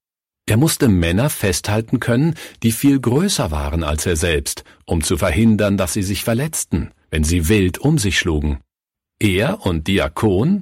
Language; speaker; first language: German; native; German